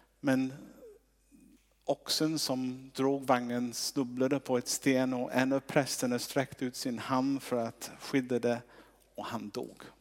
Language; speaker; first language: Swedish; non-native, fluent; English